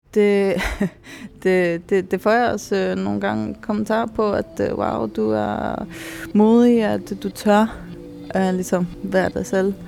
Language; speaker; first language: Danish; non-native, local second language; Faroese